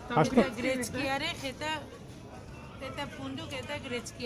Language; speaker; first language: Russian; non-native, learner; Georgian